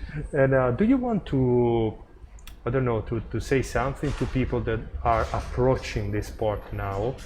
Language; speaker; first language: English; non-native, fluent; Italian